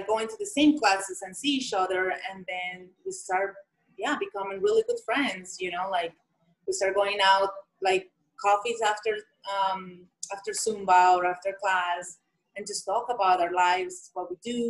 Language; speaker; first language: English; non-native, fluent; Spanish